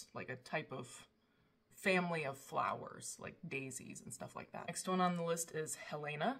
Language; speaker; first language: English; native; English